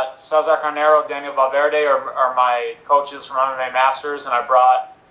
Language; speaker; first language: English; early bilingual, other home language; Spanish